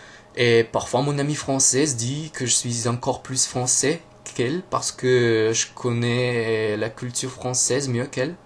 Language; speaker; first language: French; non-native, fluent; Russian